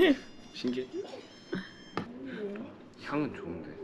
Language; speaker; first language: Korean; early bilingual, heritage; Korean